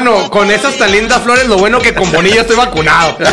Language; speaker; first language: Spanish; native; Spanish